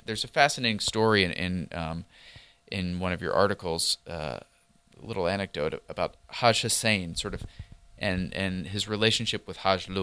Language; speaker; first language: English; native; English